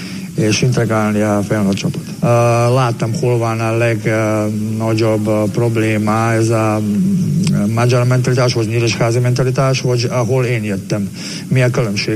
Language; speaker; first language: Hungarian; non-native, fluent; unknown